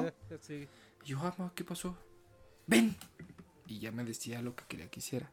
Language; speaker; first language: Spanish; native; Spanish